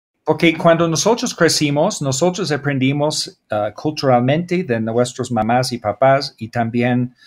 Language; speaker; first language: Spanish; non-native, fluent; English